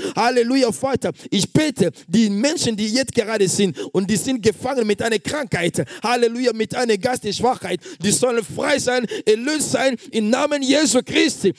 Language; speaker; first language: German; non-native, fluent; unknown